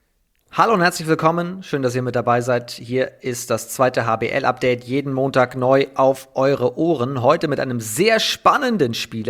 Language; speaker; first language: German; native; German